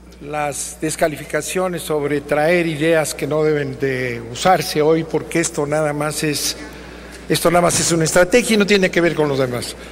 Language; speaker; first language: Spanish; native; Spanish